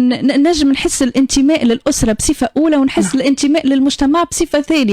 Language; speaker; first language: Arabic; native; Arabic